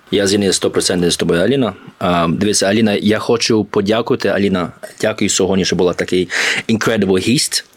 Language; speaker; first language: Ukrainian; early bilingual, heritage; Ukrainian